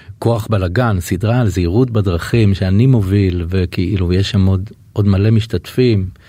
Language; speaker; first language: Hebrew; native; Hebrew